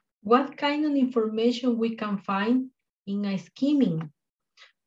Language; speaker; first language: English; non-native, learner; Spanish